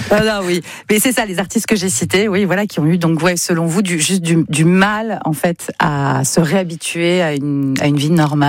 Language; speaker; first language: French; native; French